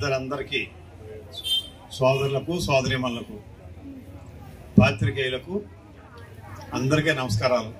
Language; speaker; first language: Telugu; native; Telugu